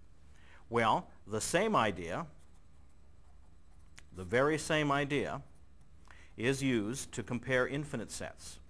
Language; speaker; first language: English; native; English